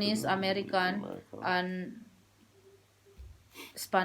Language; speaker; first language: English; non-native, learner; Filipino